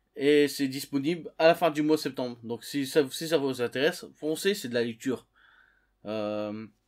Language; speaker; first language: French; native; French